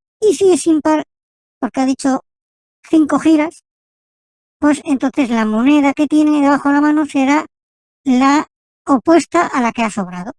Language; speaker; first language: Spanish; native; Spanish